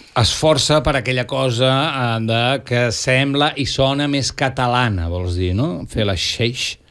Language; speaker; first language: Catalan; native; Catalan